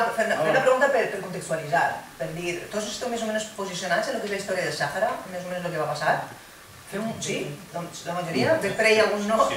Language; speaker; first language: Catalan; early bilingual, other home language; Arabic